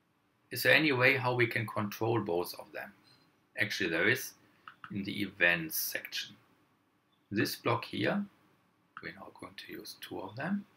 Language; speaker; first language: English; non-native, fluent; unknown